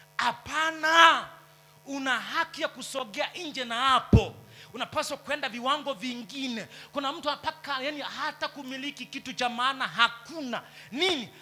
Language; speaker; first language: Swahili; native; Swahili